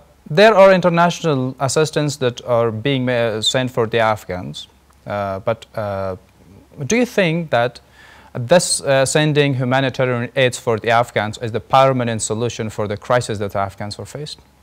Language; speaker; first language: English; non-native, fluent; Persian